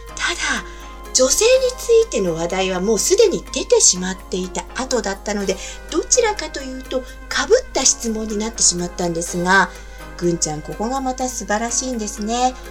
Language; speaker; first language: Japanese; native; Japanese